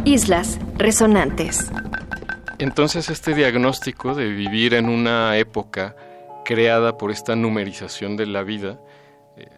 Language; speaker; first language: Spanish; native; Spanish